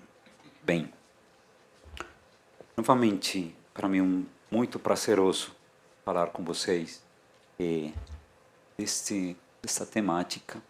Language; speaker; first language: Portuguese; non-native, fluent; Spanish